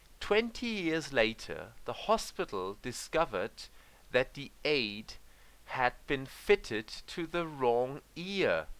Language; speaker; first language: English; non-native, fluent; German